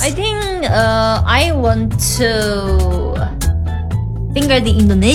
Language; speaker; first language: English; non-native, learner; Korean